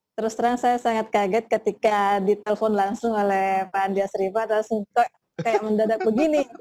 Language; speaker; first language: Indonesian; native; Indonesian